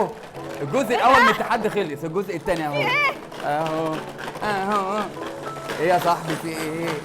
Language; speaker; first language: Arabic; native; Arabic